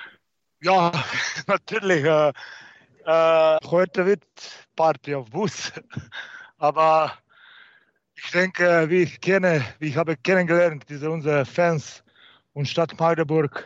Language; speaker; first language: German; non-native, learner; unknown